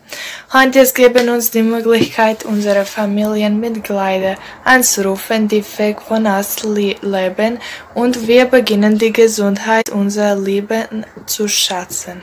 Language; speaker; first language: German; non-native, learner; Croatian